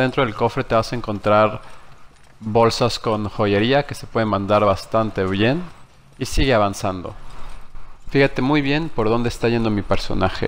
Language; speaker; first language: Spanish; native; Spanish